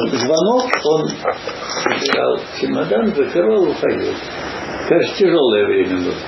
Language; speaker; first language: Russian; native; Russian